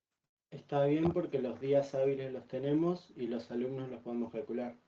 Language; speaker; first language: Spanish; native; Spanish